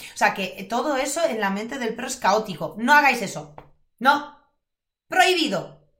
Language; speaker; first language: Spanish; non-native, fluent; Polish